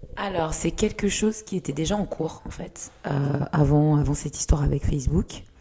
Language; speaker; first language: French; early bilingual, other home language; Kinyarwanda